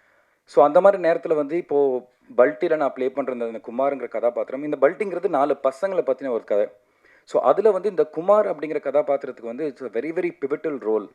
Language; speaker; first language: Tamil; native; Tamil